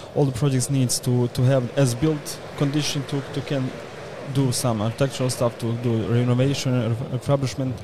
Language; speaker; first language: English; non-native, fluent; Bosnian